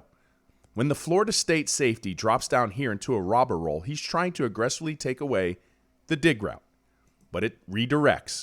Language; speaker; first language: English; native; English